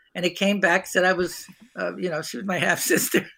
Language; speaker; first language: English; native; English